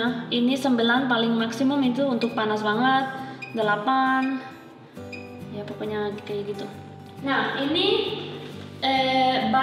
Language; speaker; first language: Indonesian; non-native, fluent; Spanish